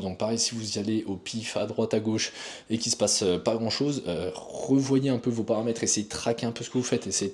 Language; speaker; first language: French; native; French